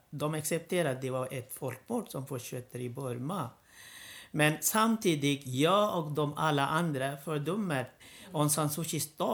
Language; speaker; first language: Swedish; non-native, learner; Rohingya